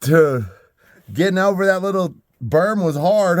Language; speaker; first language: English; native; English